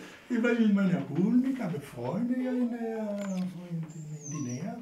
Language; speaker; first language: German; non-native, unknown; Italian